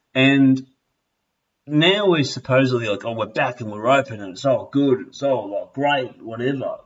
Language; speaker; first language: English; native; English